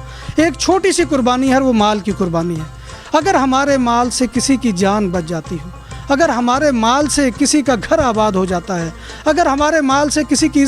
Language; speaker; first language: Urdu; native; Urdu